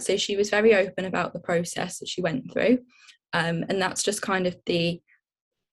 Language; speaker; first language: English; native; English